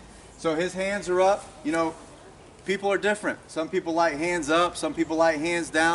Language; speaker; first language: English; native; English